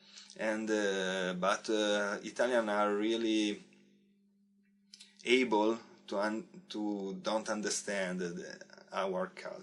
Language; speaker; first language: English; non-native, learner; Italian